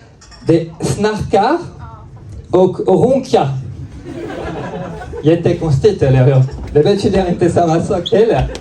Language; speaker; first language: Swedish; non-native, learner; French